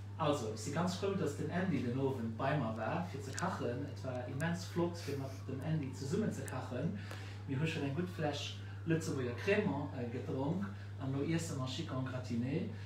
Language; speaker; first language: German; non-native, local second language; Luxembourgish